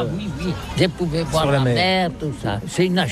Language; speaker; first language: French; non-native, learner; Catalan